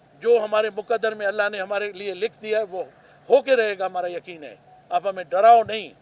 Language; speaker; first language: Urdu; non-native, local second language; Baluchi